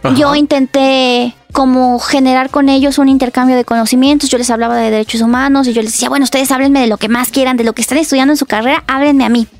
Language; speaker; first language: Spanish; native; Spanish